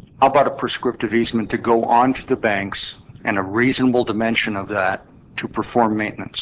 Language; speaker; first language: English; native; English